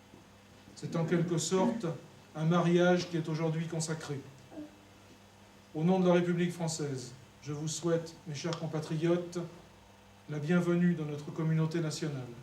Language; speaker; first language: French; native; French